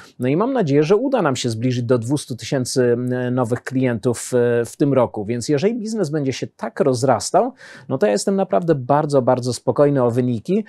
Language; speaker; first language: Polish; early bilingual, heritage; Polish